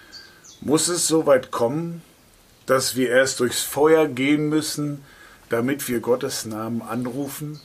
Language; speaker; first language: German; native; German